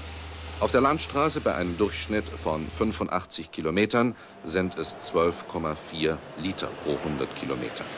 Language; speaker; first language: German; native; German